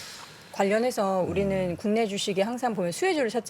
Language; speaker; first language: Korean; native; Korean